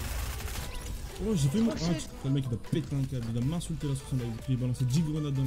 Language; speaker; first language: French; native; French